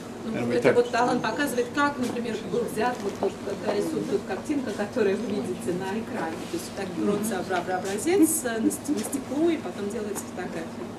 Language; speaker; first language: Russian; native; Russian